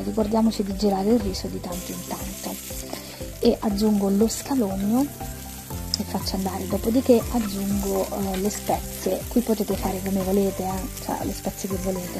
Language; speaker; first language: Italian; native; Italian